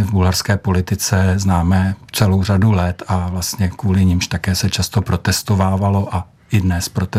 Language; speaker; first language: Czech; native; Czech